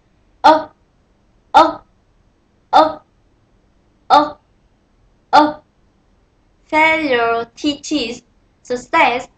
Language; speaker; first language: English; non-native, learner; Vietnamese